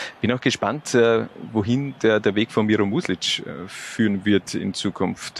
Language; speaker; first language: German; native; German